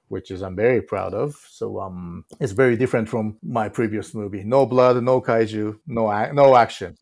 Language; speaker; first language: English; non-native, fluent; Japanese